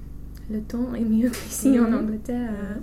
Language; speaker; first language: French; non-native, learner; English